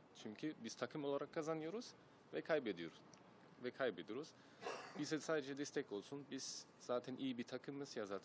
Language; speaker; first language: Turkish; early bilingual, heritage; German